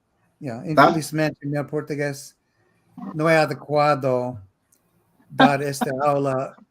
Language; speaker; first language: Portuguese; non-native, fluent; English